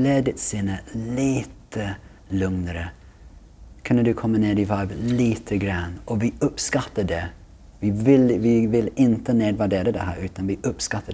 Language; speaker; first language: Swedish; non-native, fluent; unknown